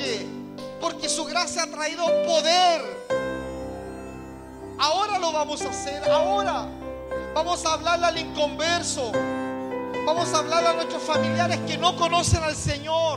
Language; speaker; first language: Spanish; native; Spanish